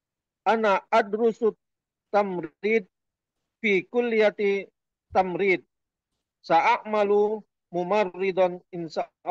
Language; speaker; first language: Arabic; non-native, learner; Indonesian